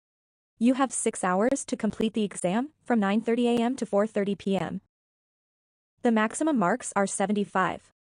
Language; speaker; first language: English; non-native, local second language; Malayalam